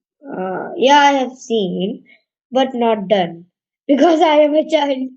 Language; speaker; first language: English; non-native, learner; Hindi